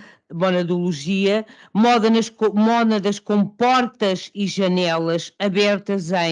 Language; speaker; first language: Portuguese; native; Portuguese